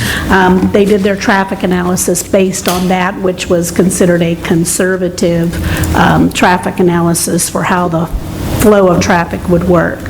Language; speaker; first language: English; native; English